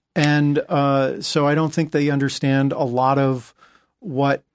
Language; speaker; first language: English; native; English